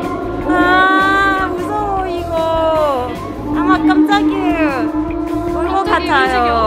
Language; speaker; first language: Korean; non-native, learner; Cantonese